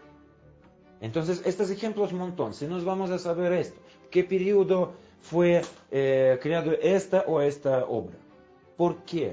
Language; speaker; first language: Spanish; non-native, fluent; Russian